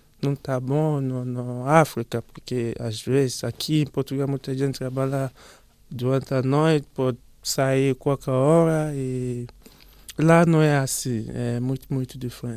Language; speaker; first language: Portuguese; non-native, learner; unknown